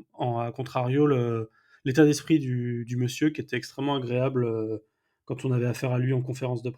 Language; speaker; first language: French; native; French